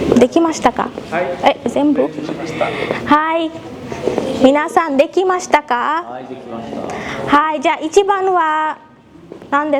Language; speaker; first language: Japanese; non-native, fluent; Bangla